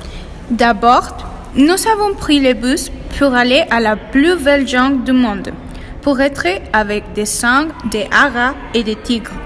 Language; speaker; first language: French; non-native, learner; Spanish